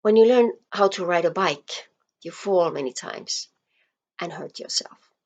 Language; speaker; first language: English; non-native, fluent; Finnish